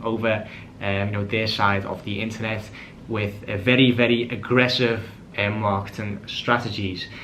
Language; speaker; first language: English; native; English